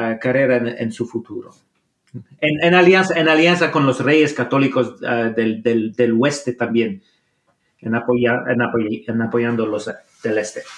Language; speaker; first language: Spanish; non-native, fluent; English